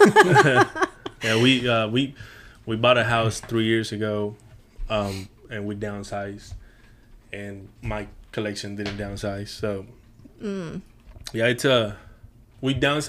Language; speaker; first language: English; non-native, fluent; Spanish